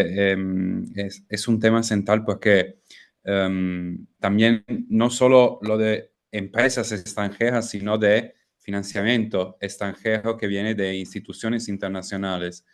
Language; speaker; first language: Spanish; non-native, fluent; Italian